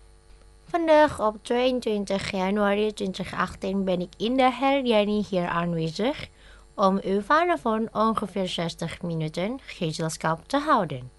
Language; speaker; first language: Dutch; non-native, fluent; Indonesian